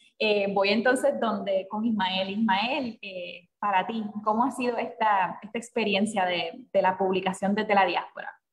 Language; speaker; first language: Spanish; native; Spanish